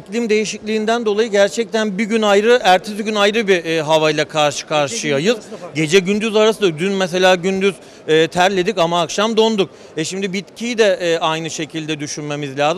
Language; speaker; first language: Turkish; native; Turkish